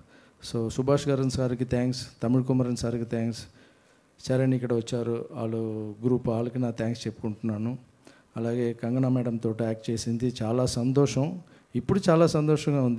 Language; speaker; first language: Telugu; non-native, fluent; Tamil